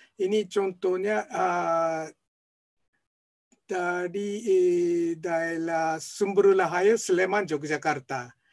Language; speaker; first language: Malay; non-native, fluent; Japanese